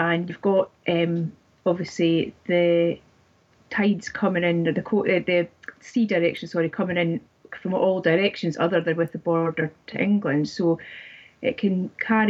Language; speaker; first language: English; native; English